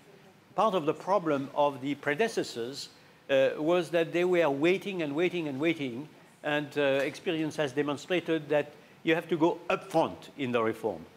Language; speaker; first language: English; non-native, fluent; French